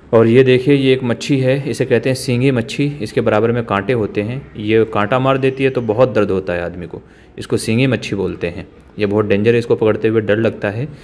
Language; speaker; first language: Hindi; native; Hindi